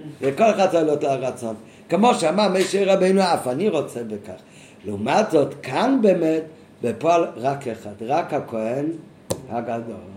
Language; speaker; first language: Hebrew; non-native, fluent; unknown